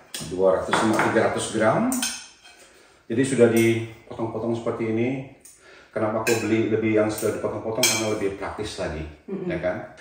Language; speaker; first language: Indonesian; native; Indonesian